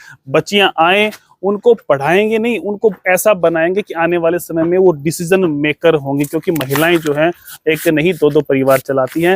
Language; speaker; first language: Hindi; native; Hindi